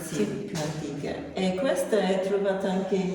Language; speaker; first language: Italian; non-native, learner; English